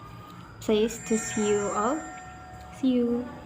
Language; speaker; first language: English; non-native, fluent; Indonesian